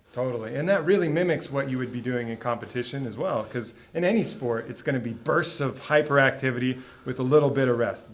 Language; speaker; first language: English; native; English